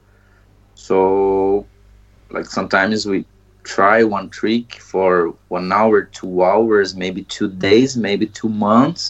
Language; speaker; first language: English; non-native, learner; Portuguese